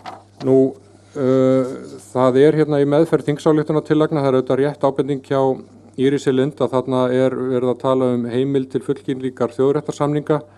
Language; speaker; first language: Icelandic; native; Icelandic